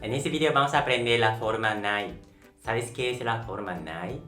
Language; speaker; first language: Spanish; non-native, local second language; Japanese